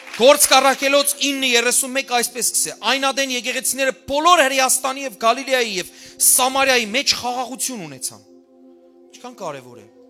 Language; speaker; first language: Armenian; early bilingual, heritage; Armenian